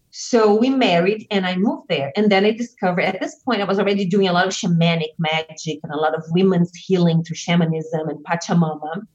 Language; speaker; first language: English; non-native, fluent; Portuguese